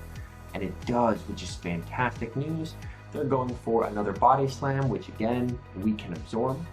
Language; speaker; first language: English; native; English